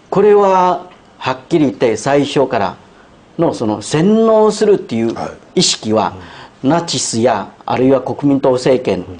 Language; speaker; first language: Japanese; non-native, fluent; Chinese